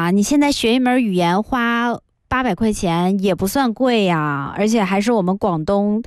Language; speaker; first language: Chinese; native; Chinese